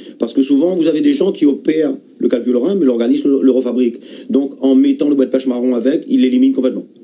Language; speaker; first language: French; native; French